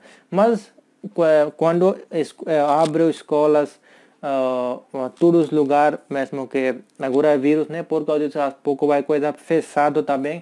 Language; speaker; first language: Portuguese; non-native, learner; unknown